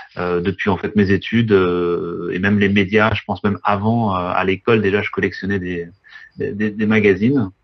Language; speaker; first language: French; native; French